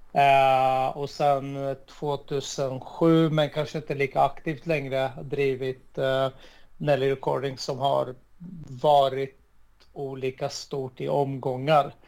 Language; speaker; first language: Swedish; early bilingual, other home language; Arabic